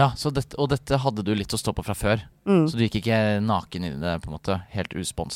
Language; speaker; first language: Norwegian; native; Norwegian